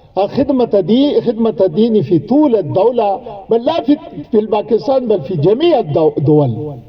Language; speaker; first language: Arabic; non-native, fluent; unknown